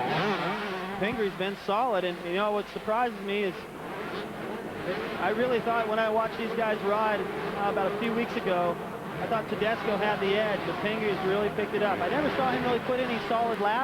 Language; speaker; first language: English; native; English